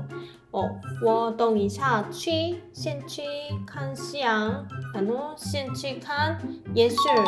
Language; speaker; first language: Chinese; non-native, fluent; Korean